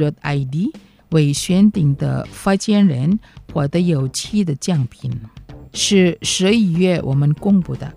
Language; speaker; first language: Chinese; non-native, fluent; Indonesian